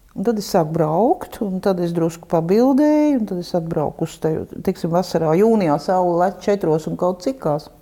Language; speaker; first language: Latvian; non-native, local second language; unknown